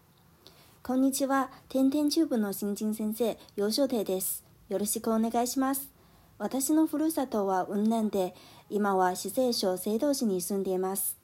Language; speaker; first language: Japanese; non-native, fluent; Chinese